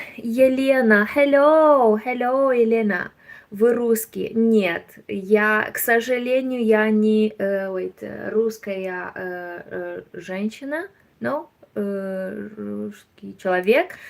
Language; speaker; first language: Russian; non-native, learner; Romanian